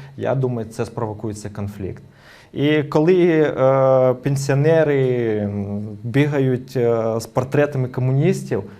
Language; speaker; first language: Ukrainian; native; Ukrainian